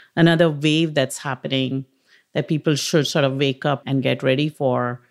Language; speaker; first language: English; non-native, local second language; Tamil